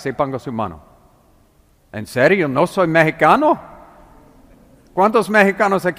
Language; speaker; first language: Spanish; non-native, fluent; English